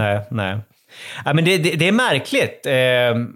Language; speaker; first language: Swedish; native; Swedish